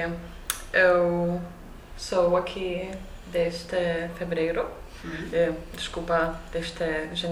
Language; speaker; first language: Portuguese; non-native, learner; Lithuanian